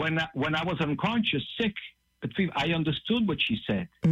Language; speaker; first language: English; non-native, fluent; Portuguese